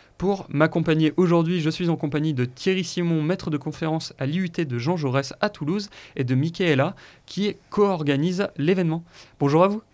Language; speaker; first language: French; native; French